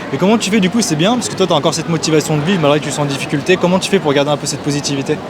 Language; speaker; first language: French; native; French